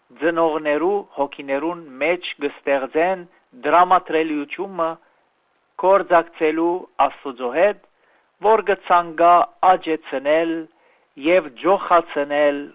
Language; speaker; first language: Armenian; early bilingual, heritage; Armenian